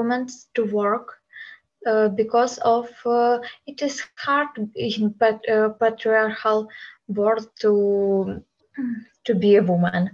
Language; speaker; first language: English; non-native, learner; Ukrainian